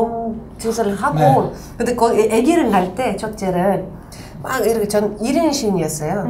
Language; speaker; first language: Korean; non-native, local second language; Uzbek